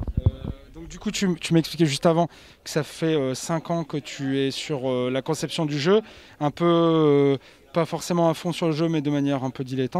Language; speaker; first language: French; native; French